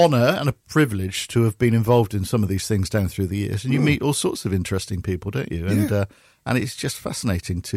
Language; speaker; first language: English; native; English